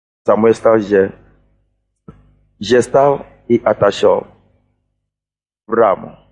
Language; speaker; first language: Russian; non-native, fluent; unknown